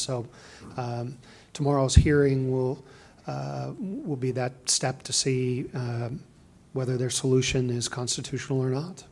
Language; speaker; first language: English; native; English